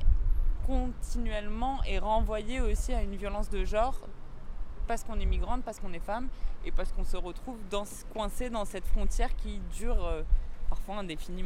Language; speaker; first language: French; native; French